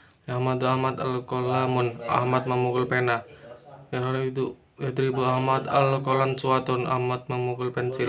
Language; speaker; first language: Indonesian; native; Indonesian